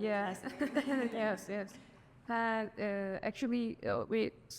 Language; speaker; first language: English; non-native, learner; Turkish